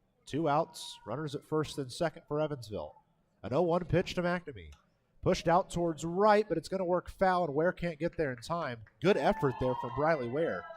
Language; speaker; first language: English; native; English